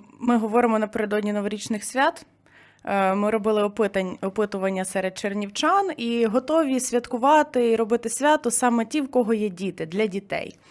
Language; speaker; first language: Ukrainian; native; Ukrainian